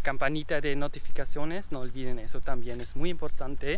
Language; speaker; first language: Spanish; non-native, learner; German